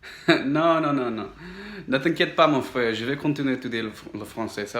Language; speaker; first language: French; non-native, learner; English